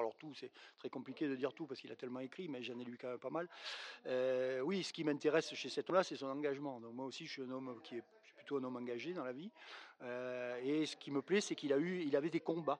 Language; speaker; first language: French; native; French